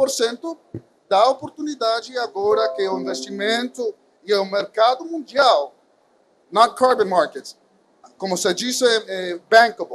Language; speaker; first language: Portuguese; non-native, fluent; Spanish